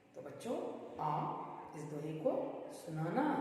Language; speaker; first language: Hindi; non-native, local second language; Kannada